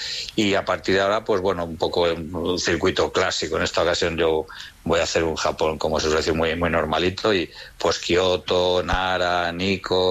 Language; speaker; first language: Spanish; native; Spanish